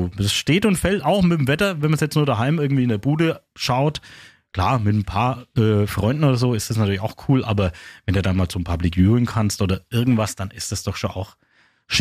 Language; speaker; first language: German; native; German